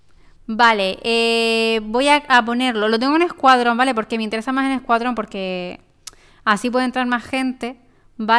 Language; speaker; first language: Spanish; native; Spanish